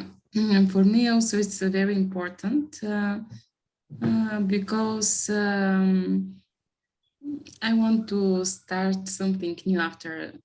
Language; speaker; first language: English; non-native, learner; Bulgarian